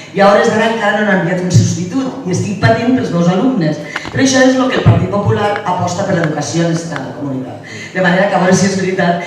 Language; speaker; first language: Catalan; native; Catalan